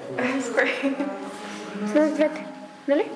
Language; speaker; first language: Bulgarian; non-native, fluent; Russian